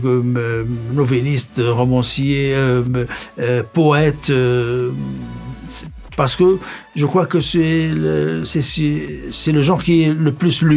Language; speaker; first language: French; non-native, local second language; Arabic